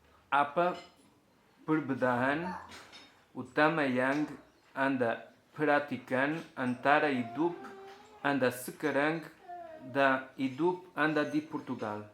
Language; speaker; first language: Indonesian; non-native, learner; Portuguese